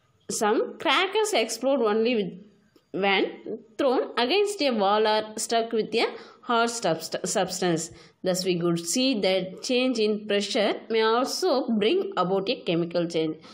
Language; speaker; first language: English; non-native, local second language; Tamil